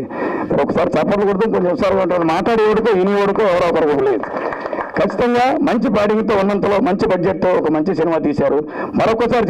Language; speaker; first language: Telugu; native; Telugu